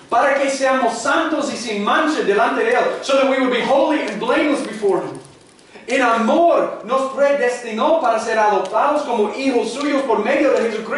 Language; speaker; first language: Spanish; non-native, fluent; English